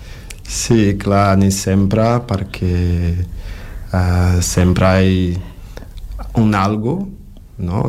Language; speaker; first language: Catalan; non-native, learner; Portuguese